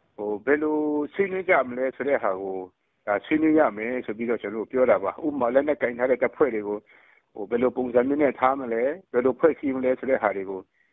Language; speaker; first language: Burmese; non-native, local second language; Kachin